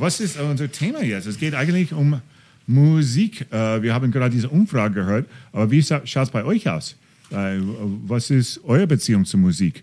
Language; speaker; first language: German; non-native, fluent; English